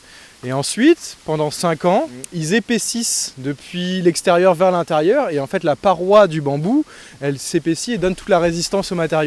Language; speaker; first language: French; native; French